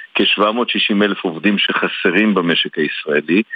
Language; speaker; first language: Hebrew; native; Hebrew